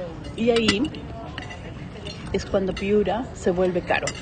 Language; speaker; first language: Spanish; native; Spanish